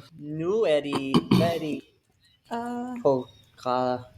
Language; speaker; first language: Danish; non-native, learner; English